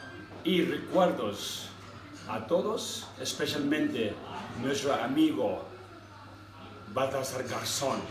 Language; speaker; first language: Spanish; non-native, learner; Tibetan